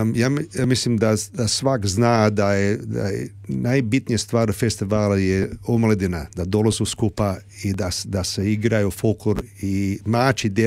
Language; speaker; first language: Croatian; early bilingual, heritage; Serbian